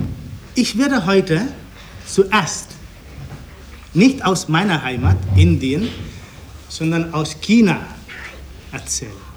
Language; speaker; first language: German; non-native, fluent; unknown